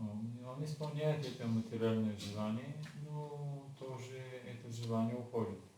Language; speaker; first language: Russian; non-native, learner; Bulgarian